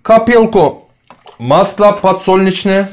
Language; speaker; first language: Russian; non-native, learner; Turkish